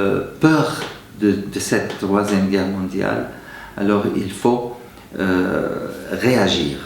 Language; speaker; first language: French; non-native, fluent; Arabic